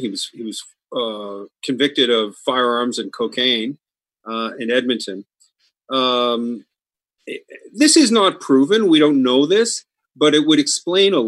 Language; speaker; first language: English; native; English